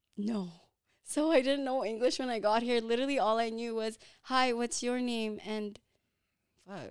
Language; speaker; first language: English; early bilingual, other home language; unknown